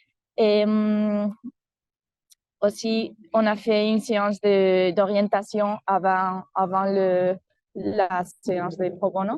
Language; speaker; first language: French; non-native, fluent; Spanish